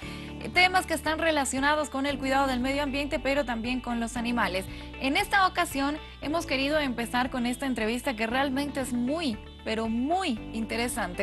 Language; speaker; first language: Spanish; native; Spanish